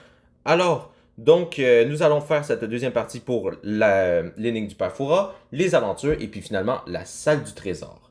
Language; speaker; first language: French; native; French